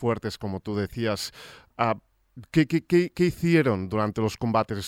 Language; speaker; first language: Spanish; non-native, local second language; Catalan